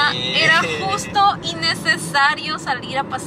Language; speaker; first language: Spanish; native; Spanish